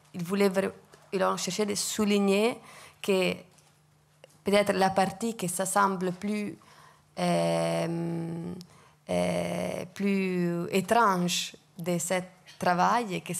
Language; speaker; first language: French; non-native, fluent; Italian